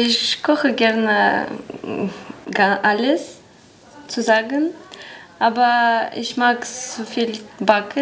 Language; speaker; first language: German; non-native, learner; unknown